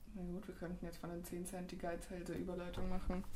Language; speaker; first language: German; native; German